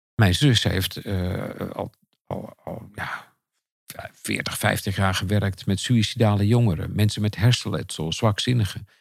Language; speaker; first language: Dutch; native; Dutch